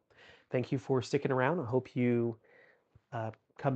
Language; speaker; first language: English; native; English